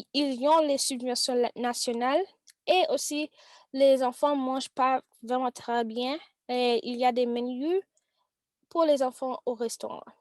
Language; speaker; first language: French; non-native, learner; English